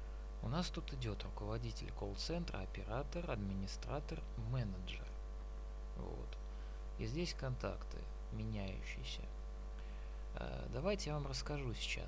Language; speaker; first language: Russian; native; Russian